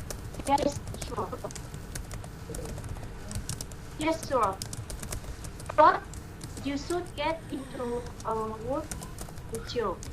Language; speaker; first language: English; non-native, learner; Vietnamese